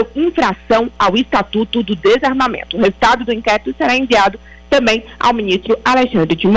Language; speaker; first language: Portuguese; native; Portuguese